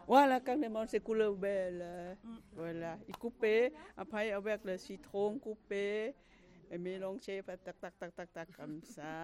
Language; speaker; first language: French; non-native, learner; Thai